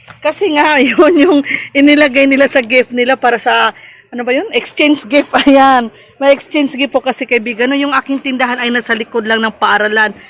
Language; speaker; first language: Filipino; non-native, local second language; Cebuano